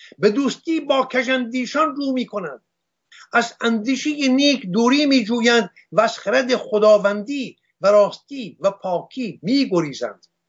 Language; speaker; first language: Persian; non-native, local second language; Armenian